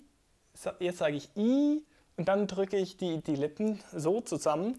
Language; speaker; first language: German; non-native, fluent; Swedish